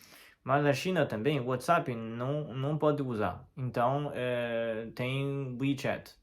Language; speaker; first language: Portuguese; non-native, fluent; Chinese